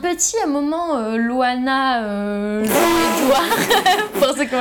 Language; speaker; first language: French; native; French